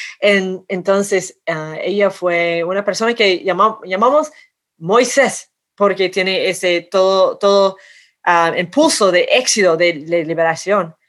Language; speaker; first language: Spanish; non-native, fluent; English